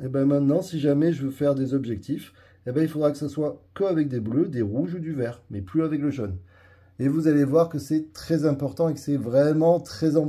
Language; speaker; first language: French; native; French